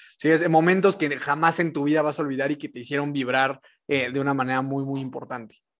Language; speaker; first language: Spanish; native; Spanish